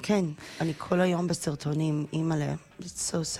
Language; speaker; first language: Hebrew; non-native, fluent; English